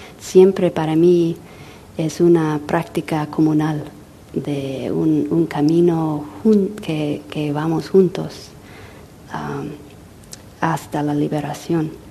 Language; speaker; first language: Spanish; non-native, fluent; English